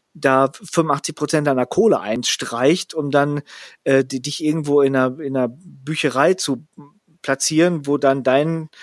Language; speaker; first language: German; native; German